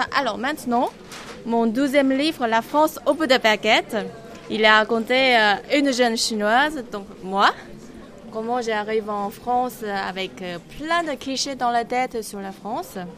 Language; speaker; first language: French; non-native, learner; Chinese